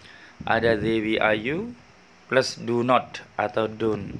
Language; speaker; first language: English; non-native, learner; Indonesian